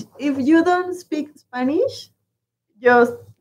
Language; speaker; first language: English; non-native, learner; Spanish